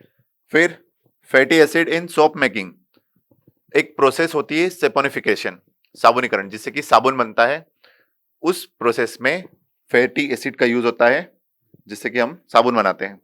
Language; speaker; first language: Hindi; native; Hindi